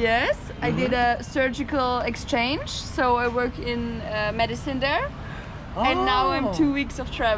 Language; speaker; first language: English; non-native, fluent; German